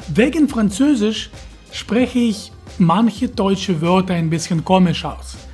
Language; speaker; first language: German; non-native, fluent; Russian